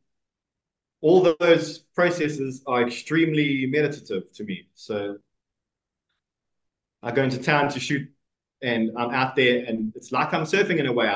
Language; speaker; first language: English; native; English